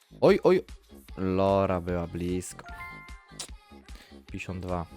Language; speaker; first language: Polish; native; Polish